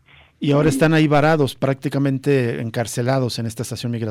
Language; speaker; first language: Spanish; native; Spanish